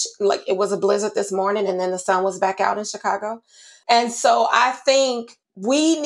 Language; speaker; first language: English; native; English